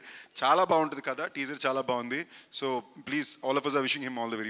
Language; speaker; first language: Telugu; native; Telugu